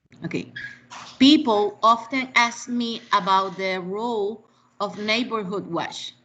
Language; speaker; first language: English; non-native, learner; Spanish